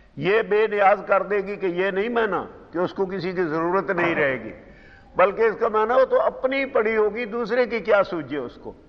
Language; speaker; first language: Urdu; non-native, local second language; Punjabi